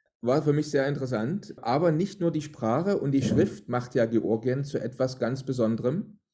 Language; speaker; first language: German; native; German